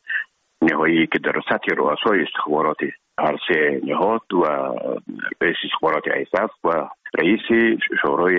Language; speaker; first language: Persian; native; Persian